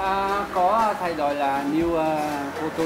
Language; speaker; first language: Vietnamese; non-native, learner; Portuguese